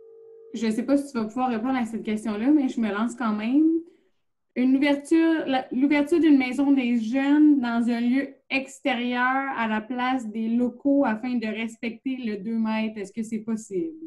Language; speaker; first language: French; native; French